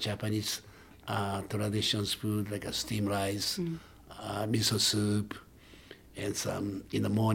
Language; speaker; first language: English; non-native, learner; Japanese